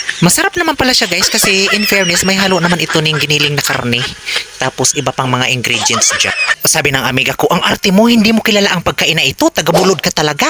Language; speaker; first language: Filipino; native; Filipino